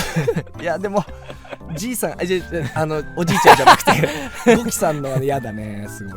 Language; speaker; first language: Japanese; native; Japanese